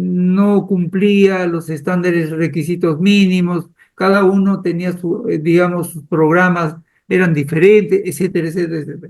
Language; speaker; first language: Spanish; native; Spanish